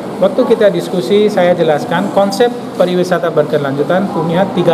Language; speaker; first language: Indonesian; non-native, fluent; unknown